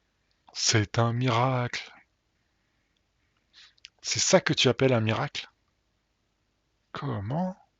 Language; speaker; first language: French; native; French